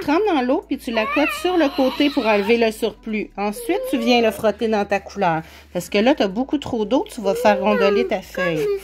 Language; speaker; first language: French; native; French